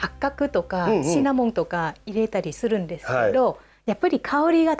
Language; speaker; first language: Japanese; non-native, fluent; Vietnamese